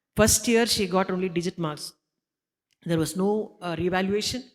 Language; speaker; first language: English; non-native, local second language; Malayalam